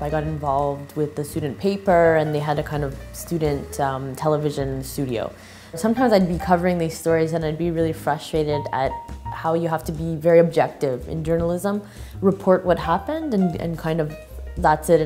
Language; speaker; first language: English; native; English